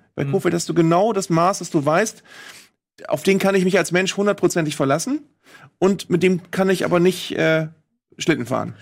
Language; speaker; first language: German; native; German